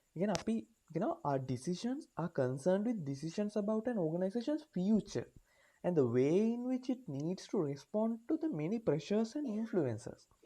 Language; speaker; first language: English; non-native, local second language; Sinhala